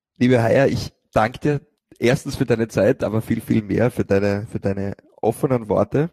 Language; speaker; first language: German; native; German